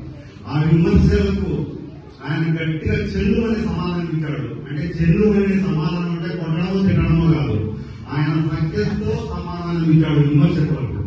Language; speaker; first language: Telugu; native; Telugu